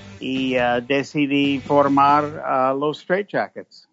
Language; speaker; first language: Spanish; non-native, fluent; English